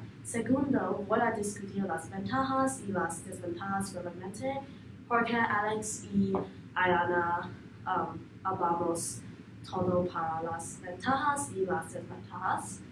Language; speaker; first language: Spanish; non-native, learner; English